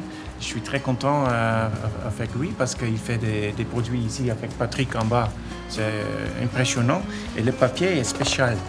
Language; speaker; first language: French; non-native, learner; Dutch